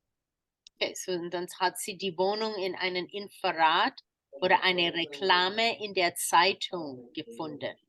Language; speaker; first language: German; non-native, fluent; English